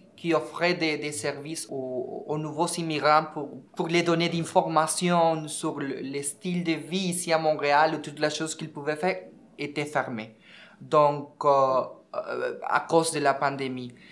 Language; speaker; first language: French; non-native, fluent; Spanish